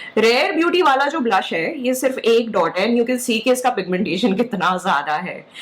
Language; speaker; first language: Hindi; native; Hindi